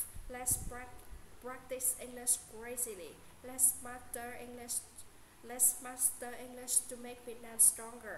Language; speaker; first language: English; non-native, learner; Vietnamese